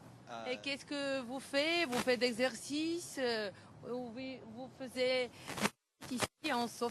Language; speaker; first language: French; non-native, learner; Bulgarian